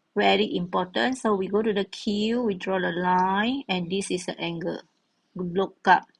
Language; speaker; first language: English; non-native, local second language; Malay